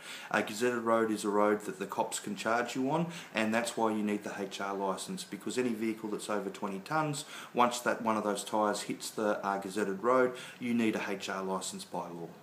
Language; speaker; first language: English; native; English